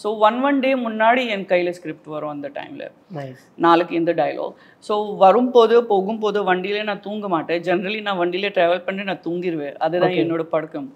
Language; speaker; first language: Tamil; non-native, learner; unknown